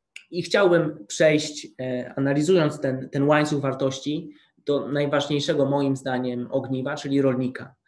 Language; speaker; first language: Polish; native; Polish